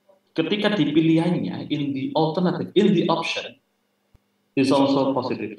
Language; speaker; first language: English; non-native, fluent; Indonesian